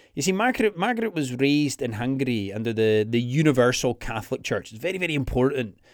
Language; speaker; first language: English; native; English